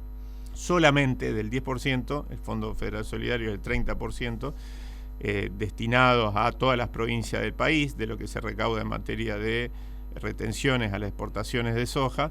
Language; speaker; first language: Spanish; native; Spanish